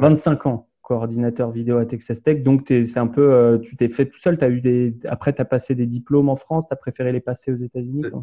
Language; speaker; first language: French; native; French